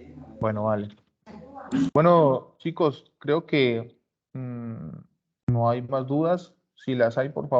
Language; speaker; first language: Spanish; native; Spanish